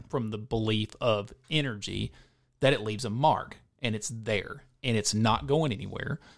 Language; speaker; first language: English; native; English